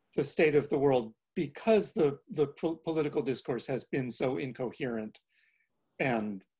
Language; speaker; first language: English; native; English